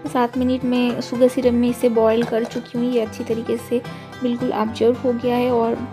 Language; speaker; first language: Hindi; non-native, local second language; Odia